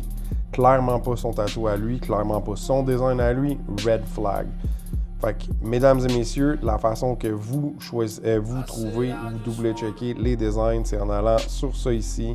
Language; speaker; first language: French; native; French